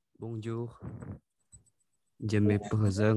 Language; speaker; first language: French; non-native, learner; Indonesian